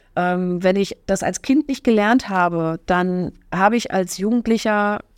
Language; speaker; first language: German; native; German